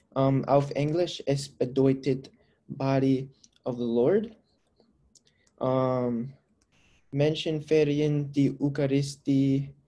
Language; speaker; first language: German; non-native, learner; English